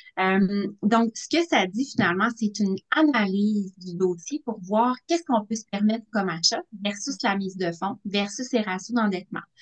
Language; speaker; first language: French; native; French